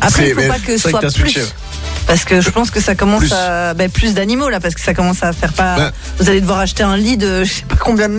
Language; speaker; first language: French; native; French